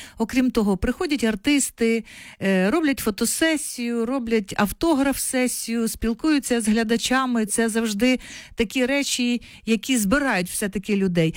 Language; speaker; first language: Ukrainian; native; Ukrainian